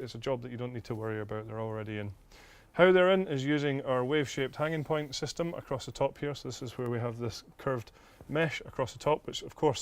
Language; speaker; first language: English; native; English